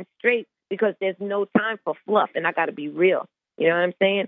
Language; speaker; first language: English; native; English